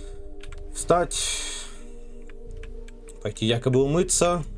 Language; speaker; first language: Russian; native; Russian